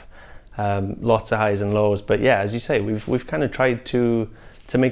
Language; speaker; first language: English; native; English